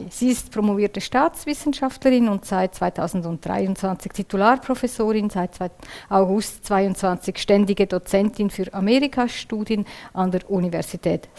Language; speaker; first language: German; native; German